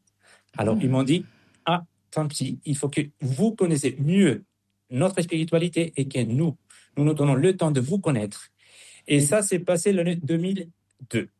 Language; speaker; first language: French; non-native, fluent; Spanish